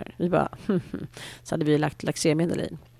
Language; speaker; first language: Swedish; native; Swedish